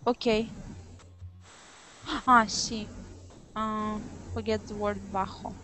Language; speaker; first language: Spanish; non-native, learner; Russian